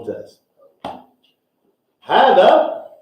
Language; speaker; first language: Arabic; non-native, fluent; English